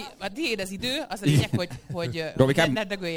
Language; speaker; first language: Hungarian; native; Hungarian